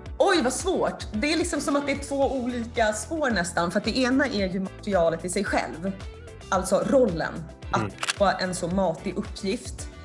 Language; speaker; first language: Swedish; early bilingual, other home language; Finnish